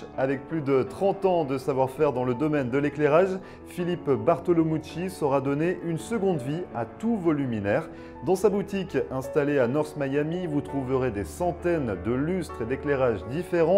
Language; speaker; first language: French; native; French